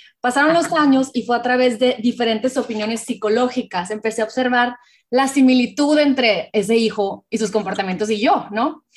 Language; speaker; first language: Spanish; native; Spanish